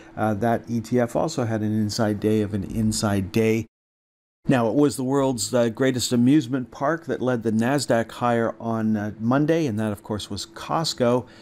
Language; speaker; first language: English; native; English